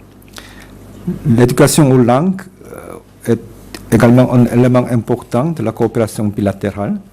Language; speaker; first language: French; non-native, fluent; Korean